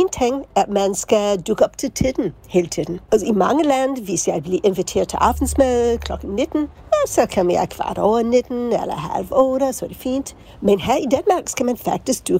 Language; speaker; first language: Danish; non-native, fluent; English